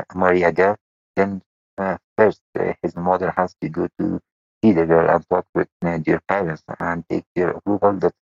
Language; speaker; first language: English; non-native, fluent; Persian